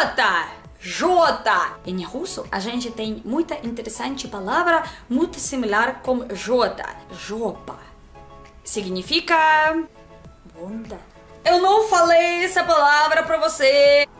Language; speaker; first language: Portuguese; non-native, learner; Russian